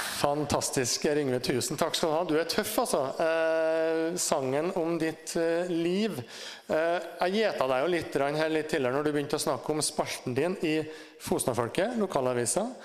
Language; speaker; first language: Norwegian; native; Norwegian